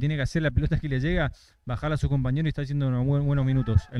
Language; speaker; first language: Spanish; native; Spanish